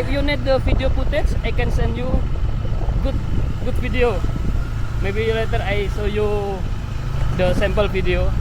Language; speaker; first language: English; non-native, learner; Indonesian